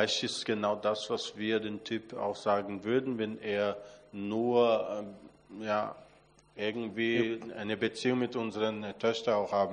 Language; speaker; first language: German; non-native, fluent; Portuguese